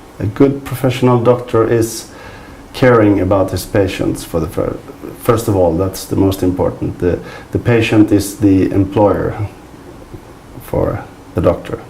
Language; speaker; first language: English; non-native, fluent; Swedish